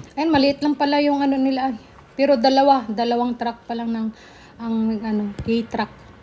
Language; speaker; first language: Filipino; native; Filipino